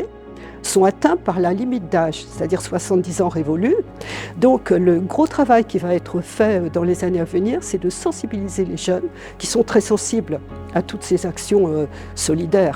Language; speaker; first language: French; native; French